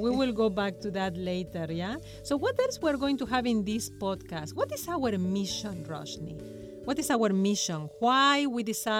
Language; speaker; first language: English; non-native, fluent; Spanish